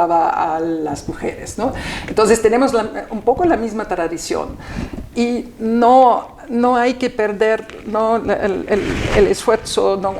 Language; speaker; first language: Spanish; non-native, fluent; German